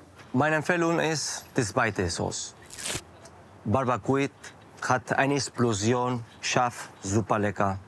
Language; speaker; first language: German; non-native, learner; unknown